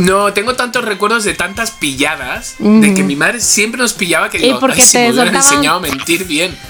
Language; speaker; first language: Spanish; native; Spanish